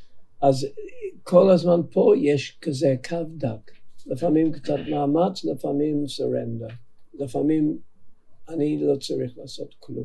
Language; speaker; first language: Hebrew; non-native, fluent; English